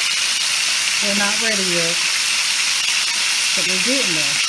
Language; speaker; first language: English; native; English